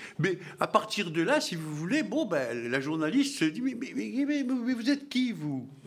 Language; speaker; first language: French; early bilingual, other home language; Arabic